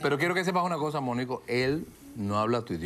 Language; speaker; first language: Spanish; native; Spanish